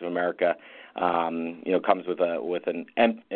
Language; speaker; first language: English; native; English